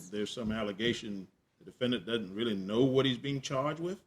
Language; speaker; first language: English; native; English